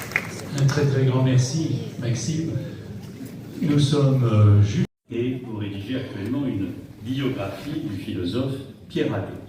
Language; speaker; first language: French; native; French